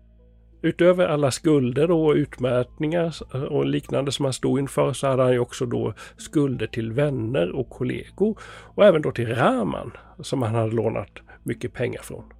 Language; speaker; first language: Swedish; native; Swedish